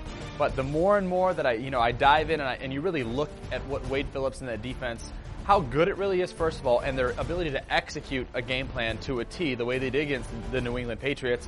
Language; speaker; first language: English; native; English